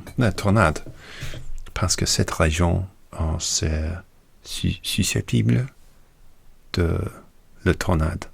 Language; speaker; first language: French; non-native, learner; English